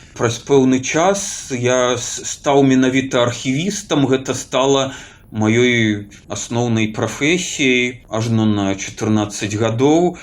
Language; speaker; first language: Belarusian; native; Belarusian